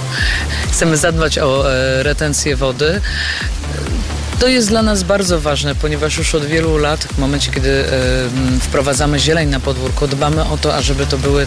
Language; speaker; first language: Polish; native; Polish